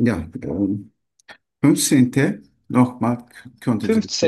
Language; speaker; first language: German; non-native, learner; Turkish